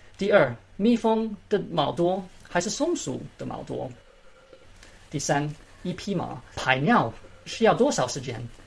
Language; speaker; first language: Chinese; early bilingual, heritage; Chinese